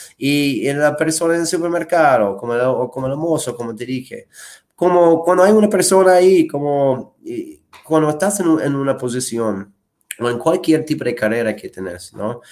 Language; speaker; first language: Spanish; non-native, fluent; English